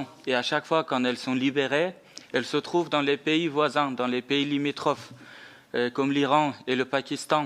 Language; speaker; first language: French; non-native, fluent; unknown